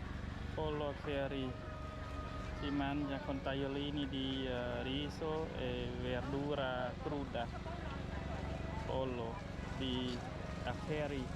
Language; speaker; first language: Italian; non-native, fluent; Vietnamese